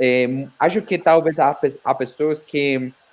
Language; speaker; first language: Portuguese; non-native, fluent; Spanish